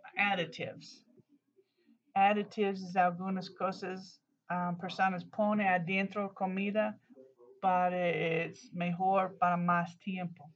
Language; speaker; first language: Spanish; non-native, learner; English